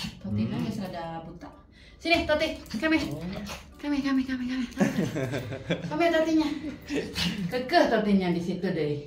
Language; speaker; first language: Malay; non-native, local second language; Sundanese